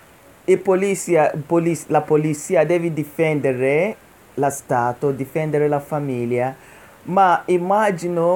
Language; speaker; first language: Italian; non-native, learner; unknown